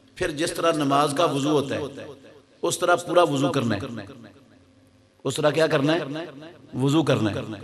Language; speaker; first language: Urdu; non-native, local second language; Punjabi